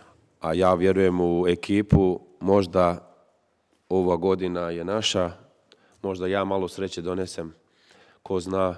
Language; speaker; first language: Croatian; early bilingual, heritage; Croatian